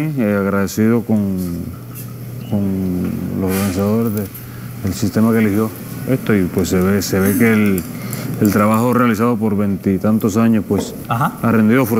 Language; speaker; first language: Spanish; native; Spanish